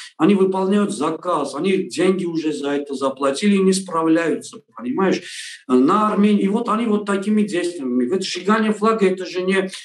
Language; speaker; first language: Russian; non-native, local second language; Armenian